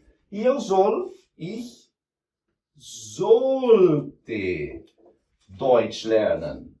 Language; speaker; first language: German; non-native, fluent; Portuguese